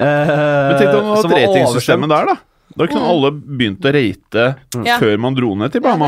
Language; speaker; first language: Norwegian; native; Norwegian